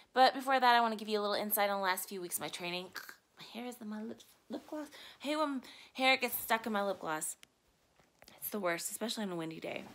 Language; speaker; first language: English; native; English